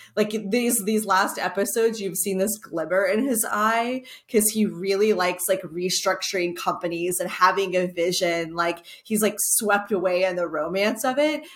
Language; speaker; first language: English; native; English